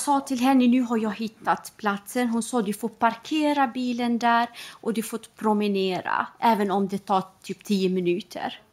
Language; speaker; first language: Swedish; non-native, fluent; Arabic